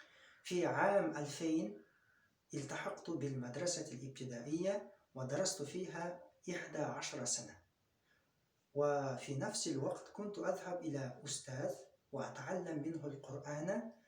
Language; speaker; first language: Arabic; non-native, fluent; Kyrgyz